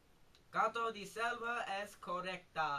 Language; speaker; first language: Spanish; non-native, learner; English